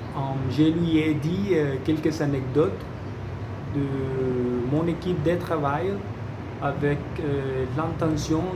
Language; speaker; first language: French; non-native, learner; Spanish